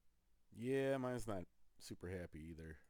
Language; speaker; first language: English; native; English